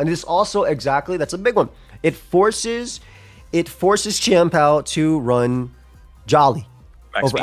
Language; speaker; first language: English; native; English